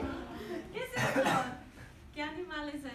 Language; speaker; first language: Spanish; non-native, fluent; English